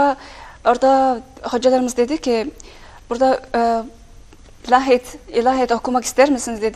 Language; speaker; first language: Turkish; non-native, fluent; Mongolian